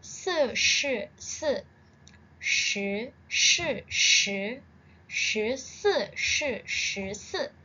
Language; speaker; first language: Chinese; non-native, fluent; Burmese